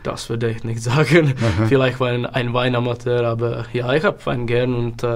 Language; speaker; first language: German; non-native, learner; Czech